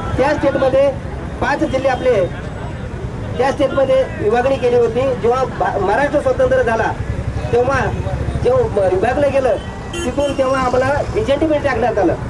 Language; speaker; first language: Marathi; non-native, local second language; Lambadi